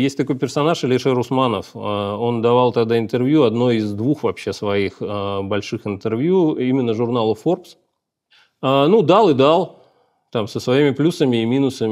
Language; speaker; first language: Russian; native; Russian